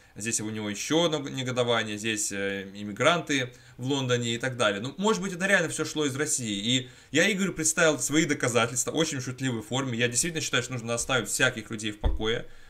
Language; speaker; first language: Russian; native; Russian